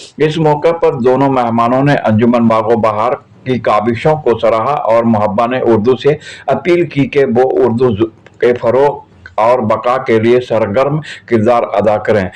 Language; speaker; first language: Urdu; native; Urdu